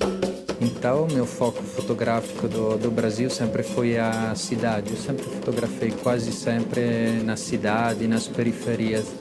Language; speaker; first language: Portuguese; non-native, fluent; Italian